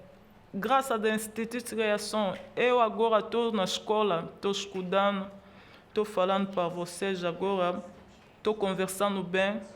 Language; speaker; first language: Portuguese; non-native, learner; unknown